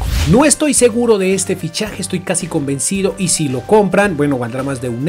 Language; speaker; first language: Spanish; native; Spanish